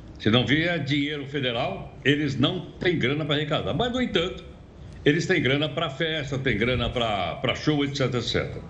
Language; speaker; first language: Portuguese; native; Portuguese